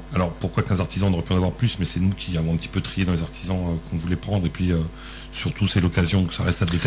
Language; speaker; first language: French; native; French